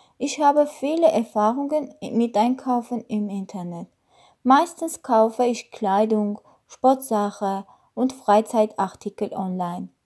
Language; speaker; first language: German; non-native, learner; Armenian